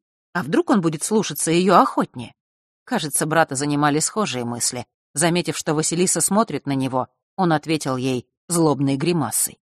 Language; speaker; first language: Russian; native; Russian